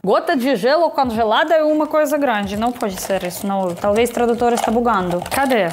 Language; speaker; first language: Portuguese; non-native, fluent; Russian